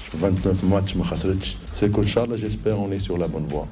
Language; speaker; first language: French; non-native, local second language; Arabic